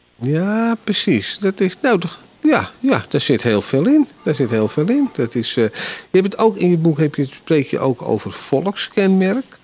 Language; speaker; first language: Dutch; native; Dutch